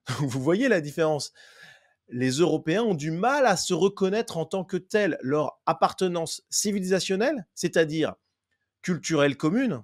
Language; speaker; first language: French; native; French